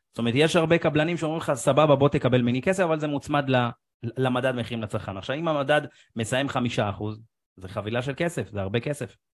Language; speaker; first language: Hebrew; native; Hebrew